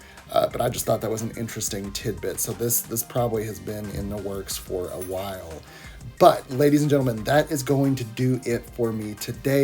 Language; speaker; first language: English; native; English